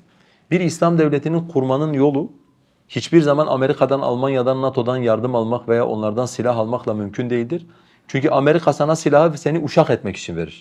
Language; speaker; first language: Turkish; non-native, local second language; Kurdish